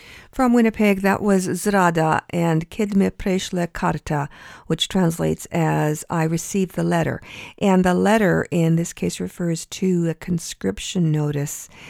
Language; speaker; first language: English; early bilingual, other home language; Ukrainian